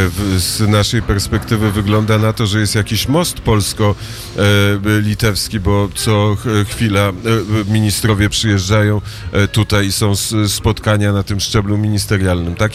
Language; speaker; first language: Polish; native; Polish